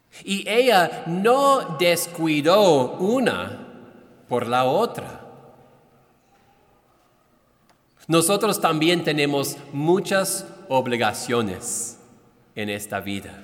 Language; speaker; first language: Spanish; non-native, fluent; English